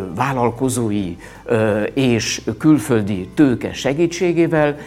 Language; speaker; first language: Hungarian; native; Hungarian